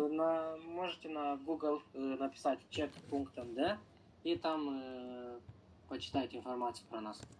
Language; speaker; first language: Russian; non-native, local second language; Romanian